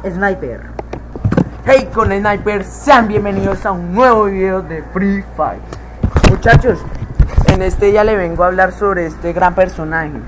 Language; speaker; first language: Spanish; native; Spanish